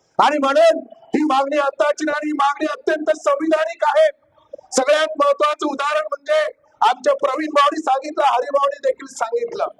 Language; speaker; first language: Marathi; non-native, local second language; Lambadi